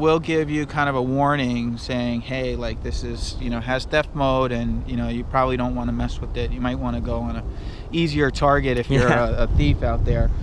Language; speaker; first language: English; native; English